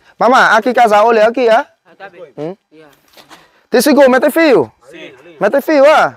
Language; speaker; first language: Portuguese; non-native, learner; Vietnamese